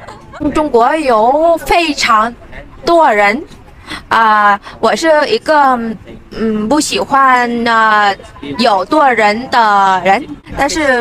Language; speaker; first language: Chinese; non-native, learner; Vietnamese